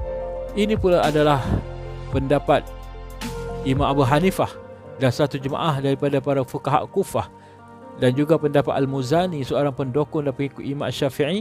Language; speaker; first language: Malay; native; Malay